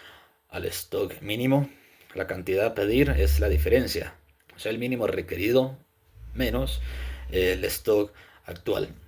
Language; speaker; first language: Spanish; native; Spanish